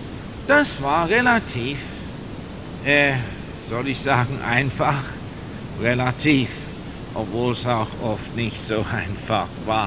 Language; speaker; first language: German; non-native, fluent; English